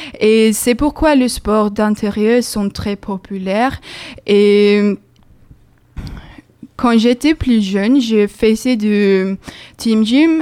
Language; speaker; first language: French; non-native, learner; Swedish